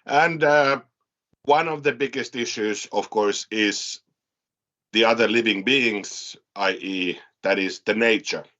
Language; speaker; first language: English; non-native, fluent; Finnish